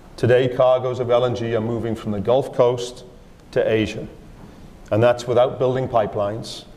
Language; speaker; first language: English; native; English